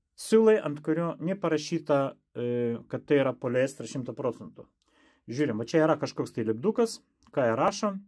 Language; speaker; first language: Lithuanian; non-native, local second language; Russian